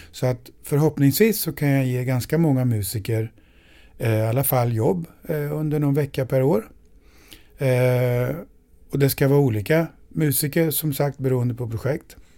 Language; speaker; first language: Swedish; native; Swedish